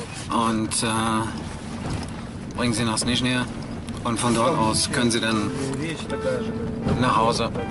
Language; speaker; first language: German; native; German